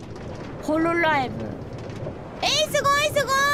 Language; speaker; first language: Japanese; native; Japanese